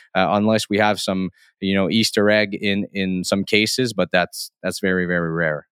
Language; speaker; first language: English; non-native, fluent; French